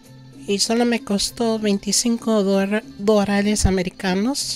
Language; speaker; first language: Spanish; early bilingual, heritage; Spanish